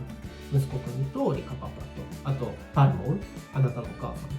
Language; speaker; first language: Japanese; native; Japanese